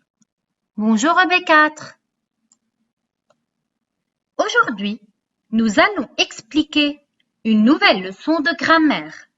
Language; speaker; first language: French; non-native, local second language; Arabic